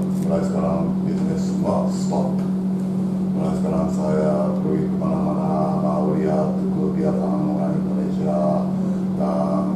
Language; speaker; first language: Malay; non-native, learner; Japanese